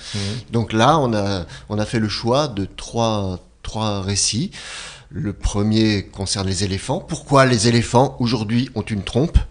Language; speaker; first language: French; native; French